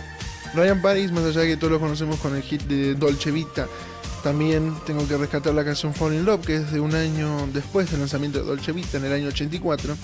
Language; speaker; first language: Spanish; native; Spanish